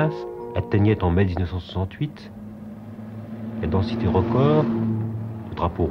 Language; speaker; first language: French; native; French